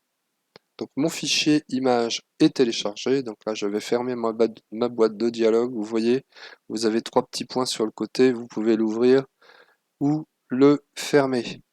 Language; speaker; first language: French; native; French